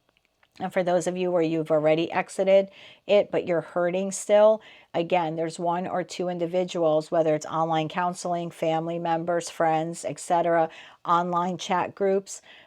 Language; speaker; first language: English; native; English